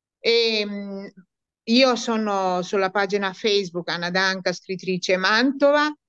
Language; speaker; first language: Italian; non-native, fluent; Romanian